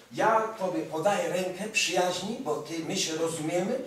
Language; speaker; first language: Polish; early bilingual, heritage; Polish